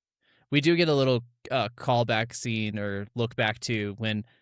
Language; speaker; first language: English; native; English